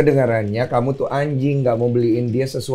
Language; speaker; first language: Indonesian; native; Indonesian